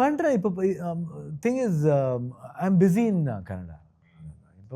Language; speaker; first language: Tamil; non-native, local second language; Kannada